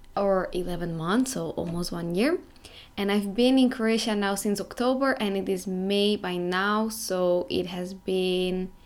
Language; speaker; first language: English; non-native, fluent; Dutch